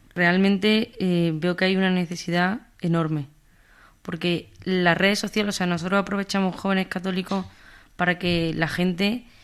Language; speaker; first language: Spanish; native; Spanish